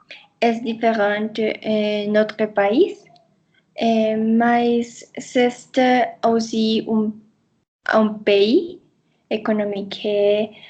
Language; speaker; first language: French; non-native, learner; Spanish